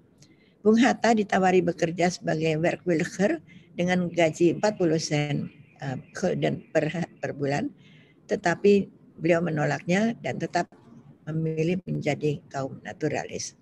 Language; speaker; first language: Indonesian; native; Indonesian